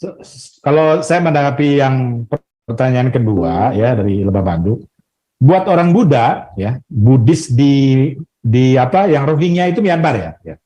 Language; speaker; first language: Indonesian; native; Indonesian